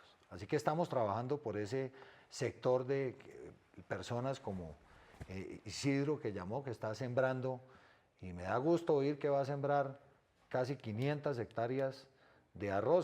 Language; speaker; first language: Spanish; native; Spanish